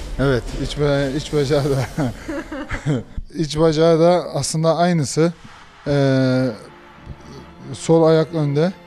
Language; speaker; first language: Turkish; early bilingual, heritage; Turkish